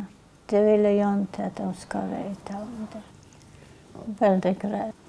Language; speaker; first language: Swedish; non-native, fluent; Polish